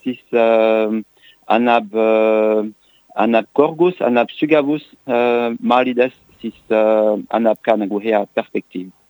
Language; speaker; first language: Estonian; non-native, learner; French